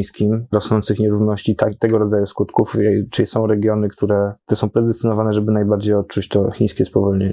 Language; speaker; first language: Polish; native; Polish